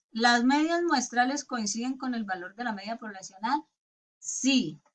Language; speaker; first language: Spanish; native; Spanish